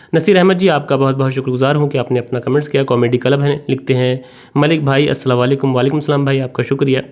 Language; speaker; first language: Hindi; native; Hindi